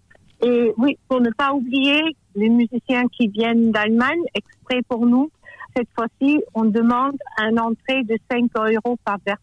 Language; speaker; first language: French; non-native, fluent; German